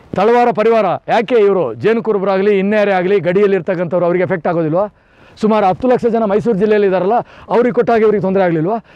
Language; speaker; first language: Kannada; non-native, local second language; Kodava